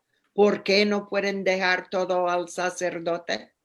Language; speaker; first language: Spanish; non-native, fluent; English